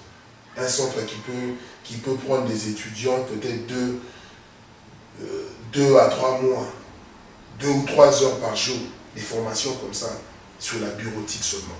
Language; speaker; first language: French; non-native, local second language; Lingala